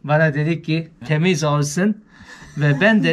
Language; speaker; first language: Turkish; non-native, learner; Japanese